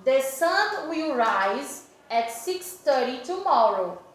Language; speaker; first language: English; non-native, fluent; Portuguese